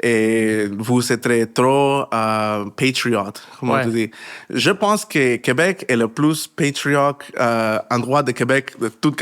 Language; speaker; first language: French; non-native, learner; Spanish